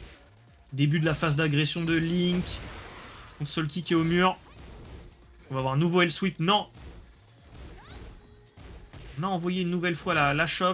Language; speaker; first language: French; native; French